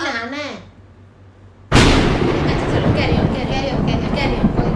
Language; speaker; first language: Hindi; native; Hindi